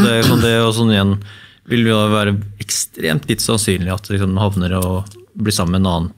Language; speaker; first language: Norwegian; native; Norwegian